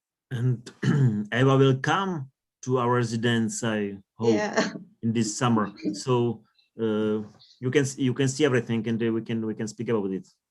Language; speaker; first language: English; non-native, learner; Czech